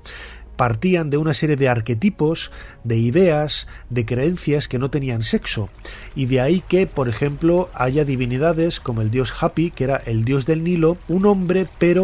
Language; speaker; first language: Spanish; native; Spanish